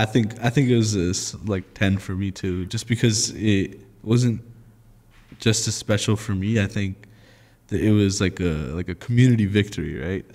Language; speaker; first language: English; early bilingual, other home language; Nepali